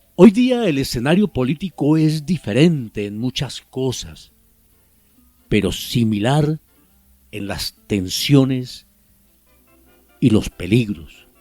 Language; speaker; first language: Spanish; native; Spanish